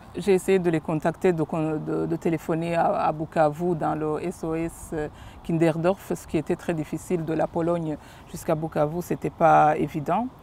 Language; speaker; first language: French; non-native, local second language; Kinyarwanda